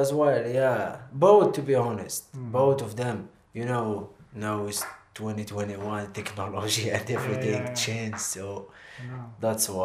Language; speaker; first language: English; non-native, learner; Arabic